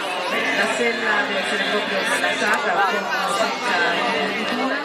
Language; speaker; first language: Italian; native; Italian